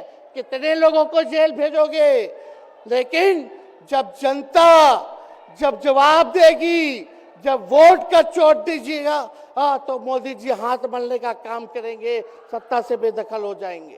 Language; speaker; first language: Hindi; native; Hindi